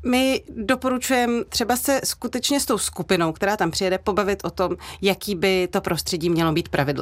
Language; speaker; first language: Czech; native; Czech